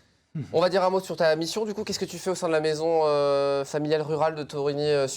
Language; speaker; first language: French; native; French